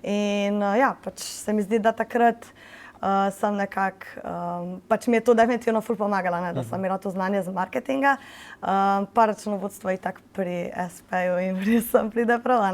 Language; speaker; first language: Slovenian; native; Slovenian